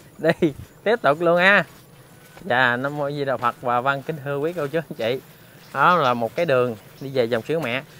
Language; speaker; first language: Vietnamese; native; Vietnamese